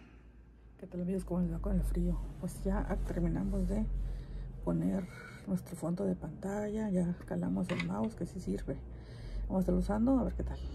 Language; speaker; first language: Spanish; native; Spanish